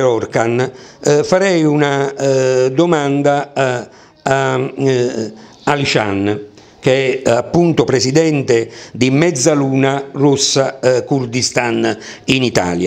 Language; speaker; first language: Italian; native; Italian